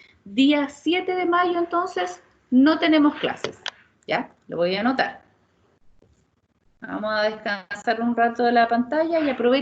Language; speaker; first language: Spanish; native; Spanish